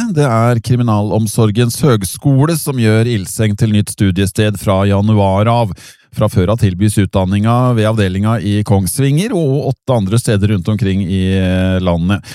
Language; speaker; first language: Norwegian; native; Norwegian